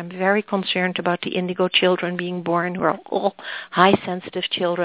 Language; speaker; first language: English; non-native, fluent; Dutch